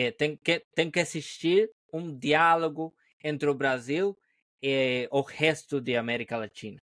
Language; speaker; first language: Portuguese; non-native, learner; Spanish